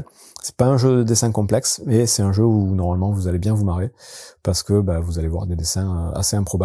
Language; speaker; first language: French; native; French